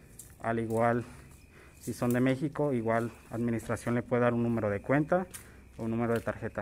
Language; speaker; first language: Spanish; native; Spanish